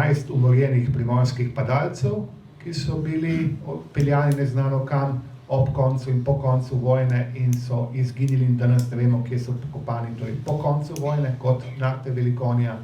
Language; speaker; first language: Slovenian; native; Slovenian